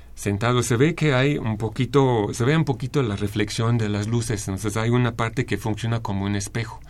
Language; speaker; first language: Spanish; non-native, fluent; English